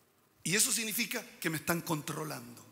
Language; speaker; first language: Spanish; native; Spanish